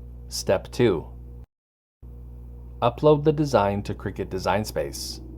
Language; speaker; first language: English; native; English